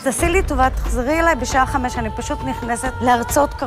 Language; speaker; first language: Hebrew; native; Hebrew